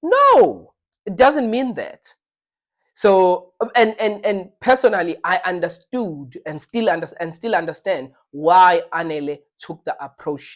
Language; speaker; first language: English; non-native, local second language; Zulu